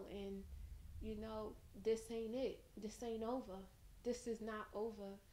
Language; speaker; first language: English; native; English